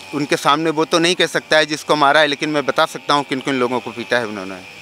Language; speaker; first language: Hindi; native; Hindi